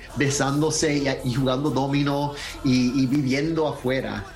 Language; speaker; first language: Spanish; early bilingual, heritage; Spanish